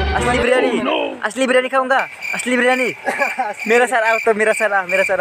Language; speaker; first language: Hindi; non-native, local second language; Bodo